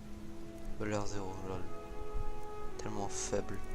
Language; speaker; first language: French; native; French